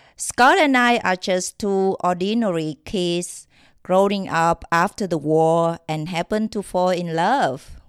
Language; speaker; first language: English; non-native, fluent; Vietnamese